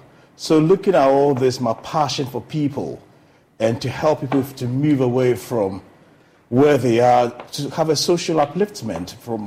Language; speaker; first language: English; non-native, local second language; Akan